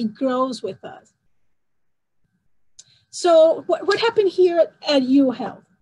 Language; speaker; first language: English; non-native, fluent; Spanish